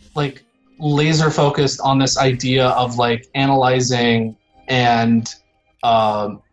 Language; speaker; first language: English; native; English